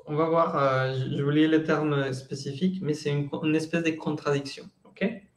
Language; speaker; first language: French; non-native, fluent; Spanish